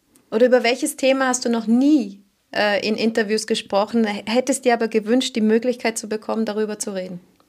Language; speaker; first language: German; native; German